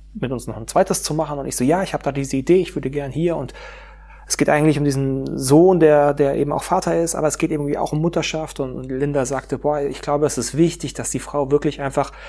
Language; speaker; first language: German; native; German